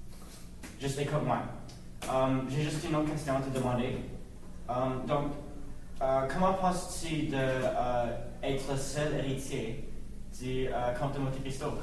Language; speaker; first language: French; non-native, learner; English